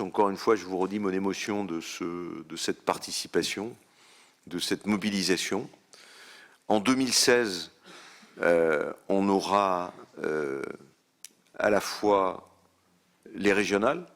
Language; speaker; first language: French; native; French